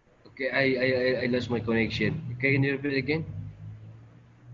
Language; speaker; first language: English; non-native, learner; Indonesian